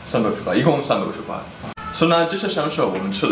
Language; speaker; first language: Chinese; non-native, fluent; English